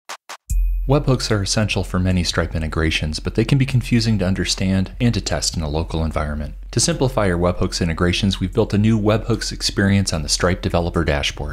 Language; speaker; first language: English; native; English